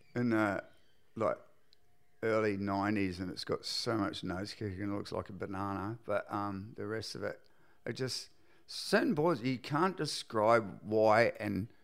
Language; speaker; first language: English; native; English